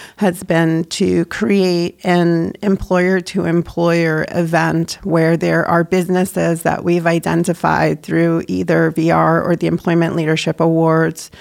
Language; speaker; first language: English; native; English